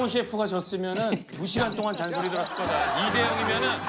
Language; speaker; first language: Korean; native; Korean